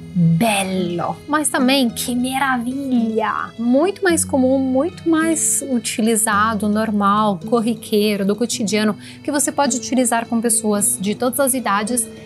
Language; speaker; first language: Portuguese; non-native, fluent; Italian